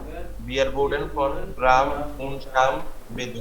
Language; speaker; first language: German; non-native, learner; Hindi